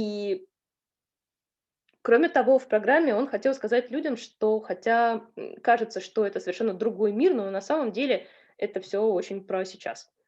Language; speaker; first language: Russian; native; Russian